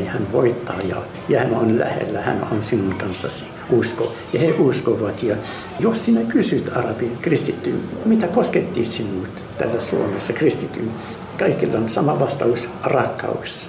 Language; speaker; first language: Finnish; non-native, fluent; Arabic